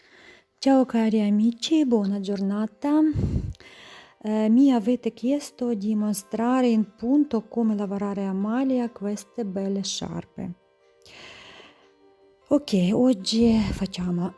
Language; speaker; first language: Italian; non-native, learner; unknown